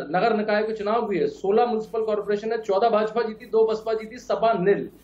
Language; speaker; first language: Hindi; native; Hindi